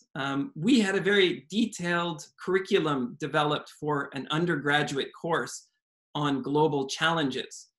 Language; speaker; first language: English; native; English